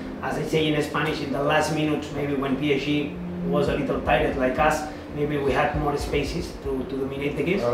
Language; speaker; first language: English; non-native, fluent; Catalan